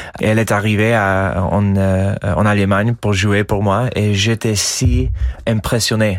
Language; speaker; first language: French; non-native, fluent; English